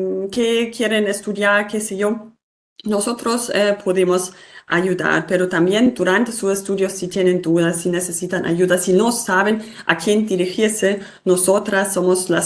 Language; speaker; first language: Spanish; non-native, fluent; German